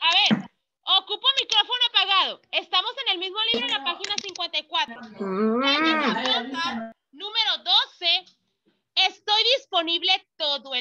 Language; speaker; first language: Spanish; native; Spanish